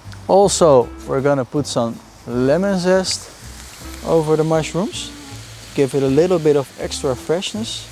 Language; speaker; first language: English; non-native, fluent; Dutch